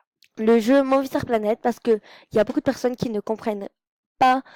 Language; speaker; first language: French; native; French